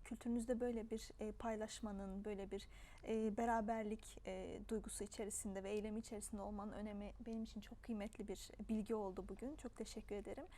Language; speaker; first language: Turkish; native; Turkish